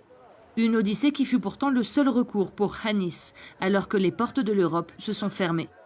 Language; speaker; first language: French; native; French